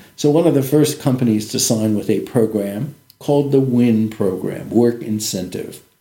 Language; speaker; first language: English; native; English